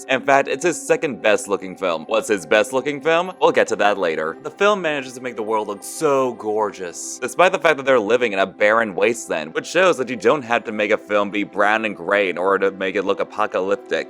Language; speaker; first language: English; native; English